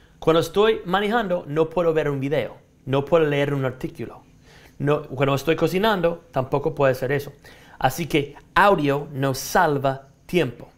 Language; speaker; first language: Spanish; non-native, fluent; English